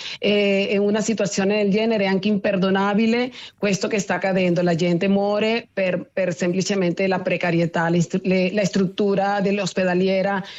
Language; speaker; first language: Italian; non-native, learner; Spanish